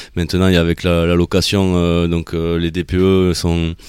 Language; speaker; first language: French; native; French